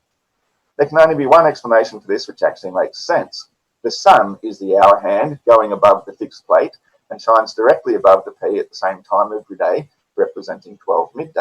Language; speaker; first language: English; native; English